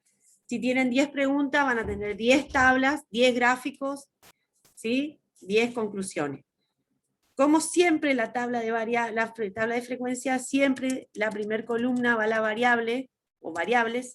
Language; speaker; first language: Spanish; native; Spanish